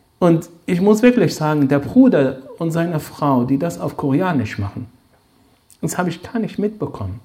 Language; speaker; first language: German; non-native, fluent; Arabic